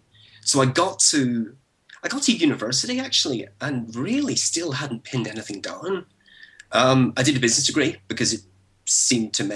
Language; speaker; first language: English; native; English